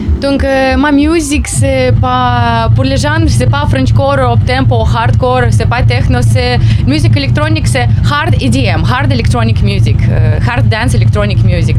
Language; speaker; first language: French; non-native, learner; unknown